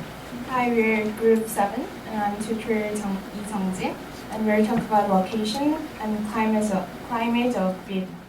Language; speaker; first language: English; non-native, learner; Korean